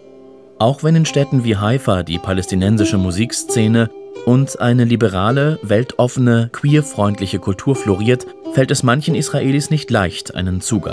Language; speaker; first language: German; native; German